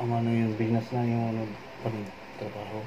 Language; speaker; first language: Filipino; non-native, learner; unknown